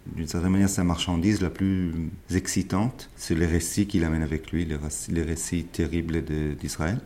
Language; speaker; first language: French; non-native, fluent; Hebrew